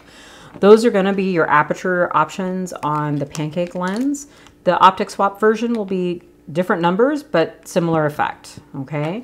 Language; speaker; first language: English; native; English